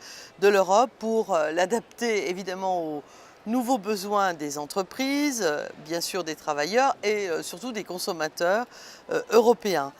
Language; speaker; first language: French; native; French